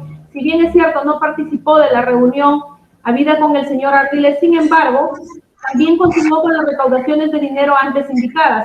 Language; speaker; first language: Spanish; native; Spanish